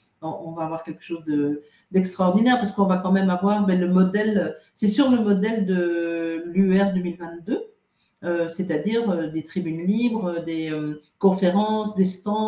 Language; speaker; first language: French; native; French